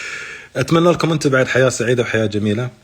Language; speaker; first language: Arabic; native; Arabic